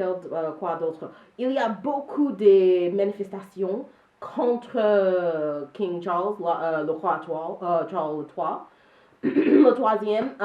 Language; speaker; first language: French; non-native, learner; English